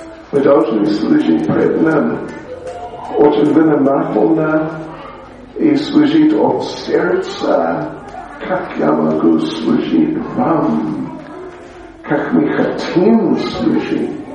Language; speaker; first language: Russian; non-native, learner; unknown